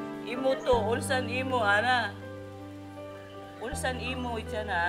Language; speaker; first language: Korean; non-native, learner; Filipino